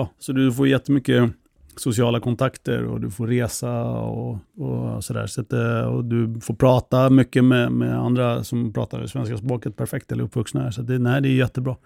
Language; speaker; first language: Swedish; native; Swedish